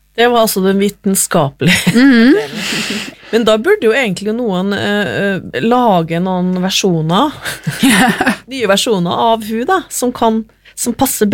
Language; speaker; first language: Norwegian; native; Norwegian